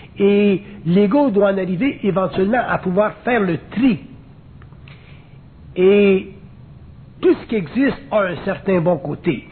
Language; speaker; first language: French; native; French